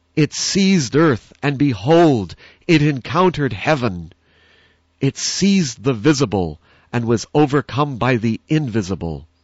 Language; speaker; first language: English; native; English